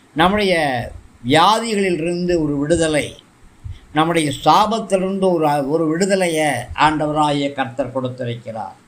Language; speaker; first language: Tamil; native; Tamil